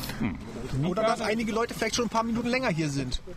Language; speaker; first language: German; native; German